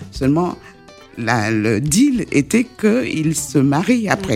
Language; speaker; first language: French; native; French